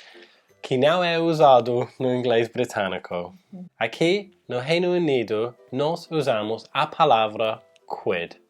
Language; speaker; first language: Portuguese; non-native, fluent; English